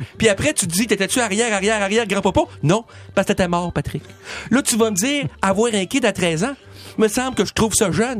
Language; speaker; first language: French; native; French